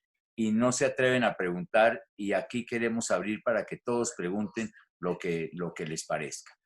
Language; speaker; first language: Spanish; native; Spanish